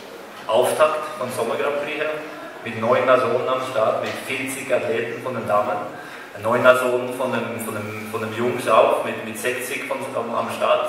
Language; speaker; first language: German; non-native, fluent; Norwegian